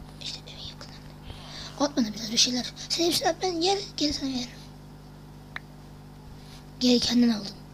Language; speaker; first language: Turkish; native; Turkish